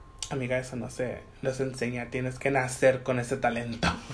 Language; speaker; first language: Spanish; early bilingual, heritage; Spanish